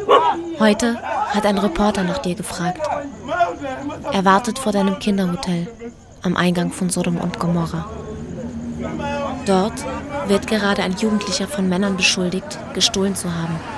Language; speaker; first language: German; native; German